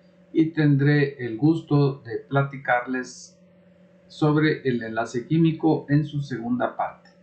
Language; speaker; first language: Spanish; native; Spanish